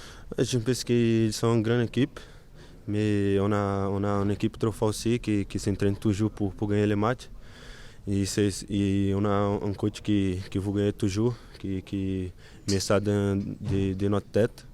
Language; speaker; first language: French; non-native, learner; Portuguese